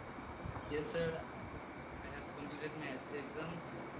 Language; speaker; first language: English; non-native, learner; Bangla